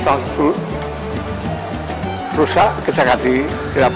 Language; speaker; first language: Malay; non-native, local second language; Javanese